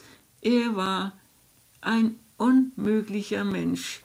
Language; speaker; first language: German; non-native, fluent; Danish